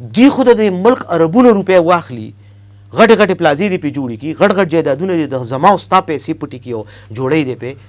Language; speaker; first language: Pashto; native; Pashto